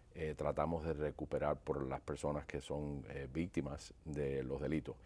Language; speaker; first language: Spanish; early bilingual, heritage; Spanish